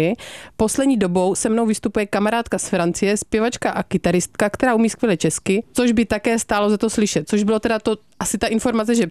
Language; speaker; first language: Czech; native; Czech